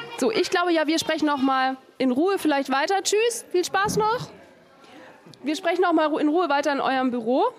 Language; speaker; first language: German; native; German